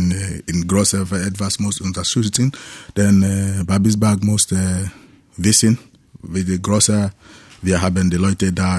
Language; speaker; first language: German; non-native, learner; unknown